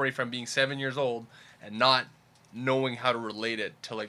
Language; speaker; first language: English; native; English